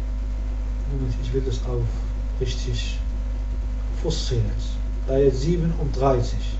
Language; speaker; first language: German; non-native, learner; Arabic